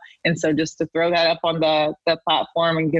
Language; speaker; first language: English; native; English